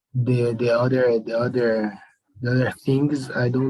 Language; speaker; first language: English; non-native, learner; Portuguese